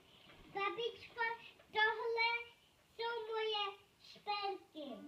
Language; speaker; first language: Czech; early bilingual, heritage; Czech